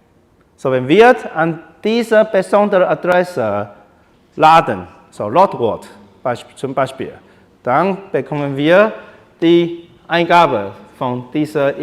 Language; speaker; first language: German; non-native, learner; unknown